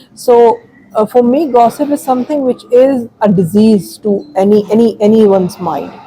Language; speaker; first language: English; non-native, local second language; Urdu